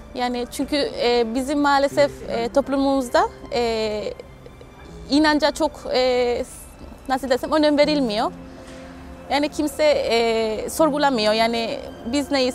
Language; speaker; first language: Turkish; non-native, fluent; Spanish